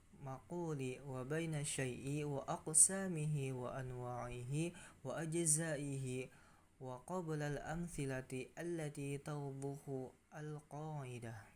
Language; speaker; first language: Arabic; non-native, learner; Indonesian